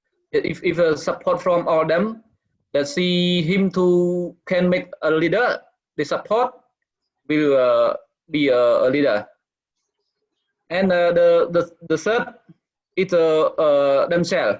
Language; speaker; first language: English; non-native, learner; Khmer